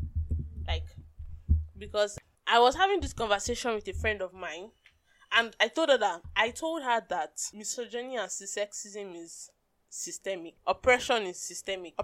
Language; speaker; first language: English; non-native, local second language; Yoruba